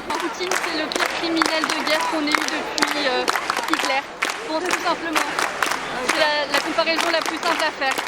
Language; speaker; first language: French; non-native, fluent; Ukrainian